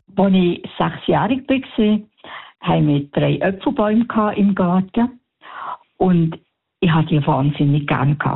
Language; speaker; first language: German; native; German